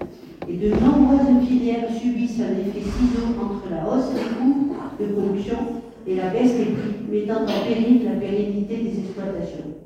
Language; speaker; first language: French; native; French